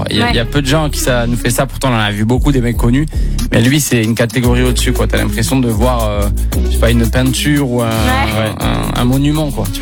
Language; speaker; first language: French; early bilingual, other home language; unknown